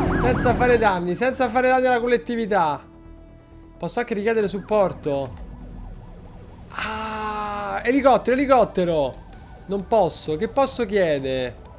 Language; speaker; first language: Italian; native; Italian